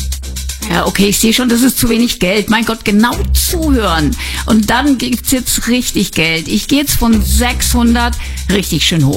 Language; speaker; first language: German; native; German